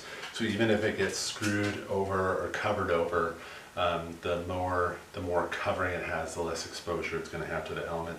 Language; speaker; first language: English; native; English